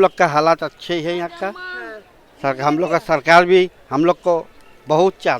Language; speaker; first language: Hindi; early bilingual, heritage; Hindi